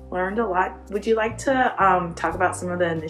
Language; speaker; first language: English; native; English